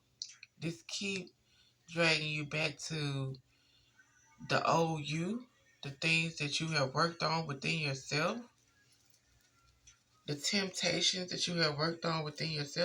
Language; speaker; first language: English; native; English